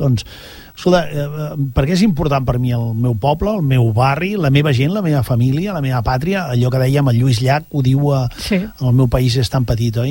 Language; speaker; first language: Catalan; native; Catalan